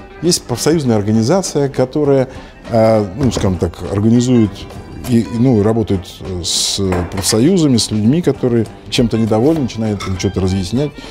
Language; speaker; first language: Russian; native; Russian